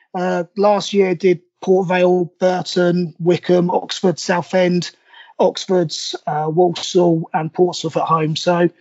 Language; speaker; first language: English; native; English